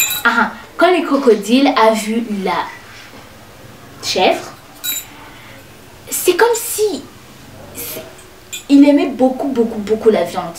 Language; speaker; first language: French; non-native, local second language; Kinyarwanda